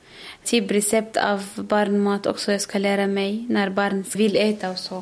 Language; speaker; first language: Swedish; non-native, learner; Arabic